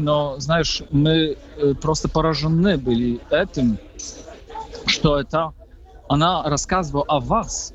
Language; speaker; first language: Russian; non-native, fluent; Polish